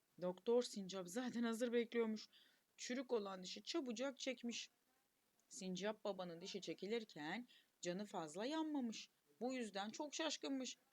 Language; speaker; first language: Turkish; native; Turkish